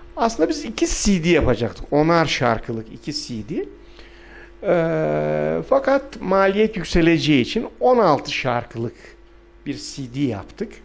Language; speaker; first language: Turkish; non-native, local second language; Adyghe